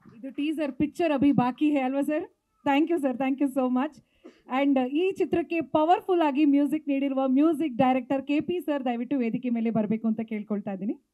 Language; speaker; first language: Kannada; native; Kannada